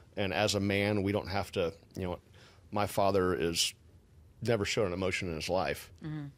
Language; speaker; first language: English; native; English